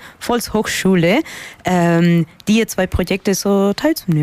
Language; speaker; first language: German; non-native, fluent; Spanish